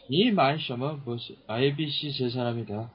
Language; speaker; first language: Chinese; non-native, learner; Korean